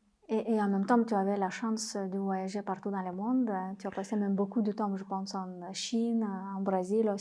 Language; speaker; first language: French; non-native, fluent; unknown